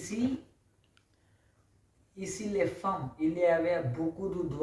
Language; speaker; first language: French; non-native, learner; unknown